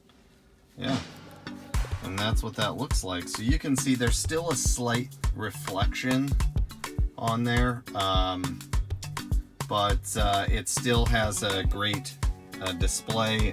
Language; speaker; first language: English; native; English